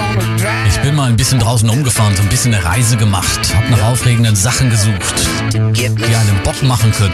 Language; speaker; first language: German; native; German